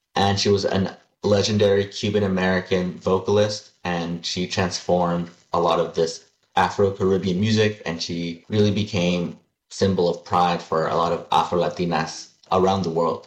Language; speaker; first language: English; early bilingual, other home language; Spanish